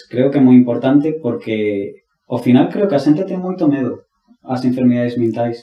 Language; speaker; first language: Galician; non-native, local second language; Spanish